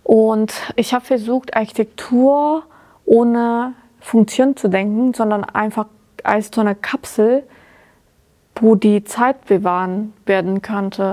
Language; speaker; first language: German; non-native, fluent; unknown